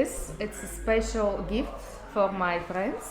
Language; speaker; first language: English; non-native, learner; Bulgarian